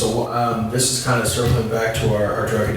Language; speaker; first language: English; native; English